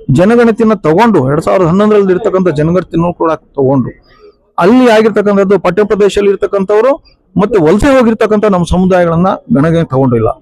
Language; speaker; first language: Kannada; non-native, local second language; Lambadi